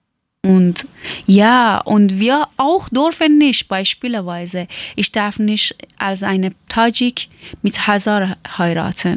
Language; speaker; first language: German; non-native, learner; Persian